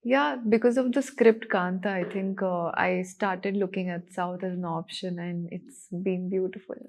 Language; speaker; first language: Telugu; non-native, learner; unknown